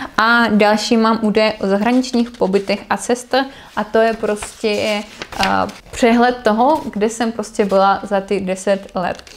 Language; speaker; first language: Czech; non-native, fluent; Russian